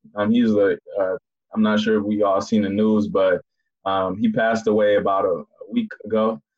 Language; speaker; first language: English; native; English